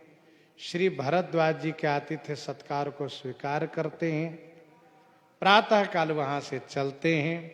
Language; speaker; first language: Hindi; native; Hindi